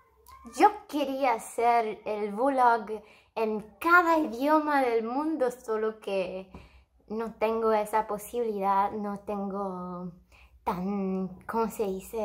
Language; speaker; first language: Spanish; non-native, learner; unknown